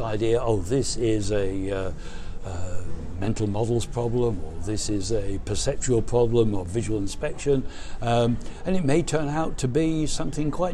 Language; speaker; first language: English; native; English